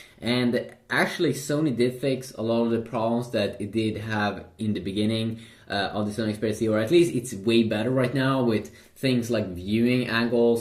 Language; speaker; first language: English; non-native, fluent; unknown